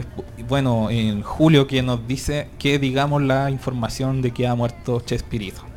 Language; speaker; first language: Spanish; native; Spanish